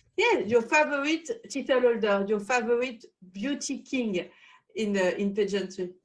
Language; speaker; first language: English; non-native, learner; French